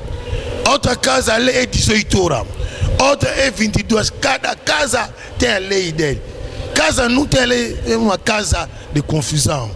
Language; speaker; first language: Portuguese; non-native, learner; Lingala